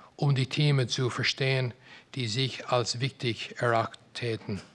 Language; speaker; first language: German; non-native, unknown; English